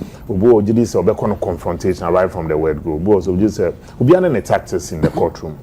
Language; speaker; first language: English; non-native, local second language; Akan